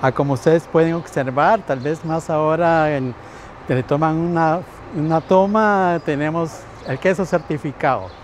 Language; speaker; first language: Spanish; native; Spanish